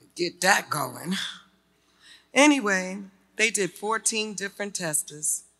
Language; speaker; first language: English; native; English